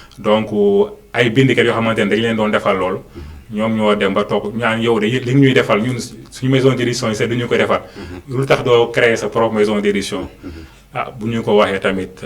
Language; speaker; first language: Wolof; non-native, local second language; Fula